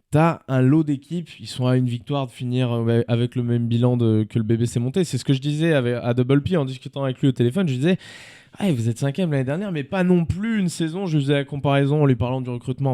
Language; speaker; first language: French; native; French